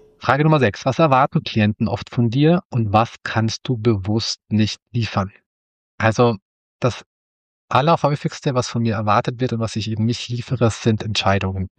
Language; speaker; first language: German; native; German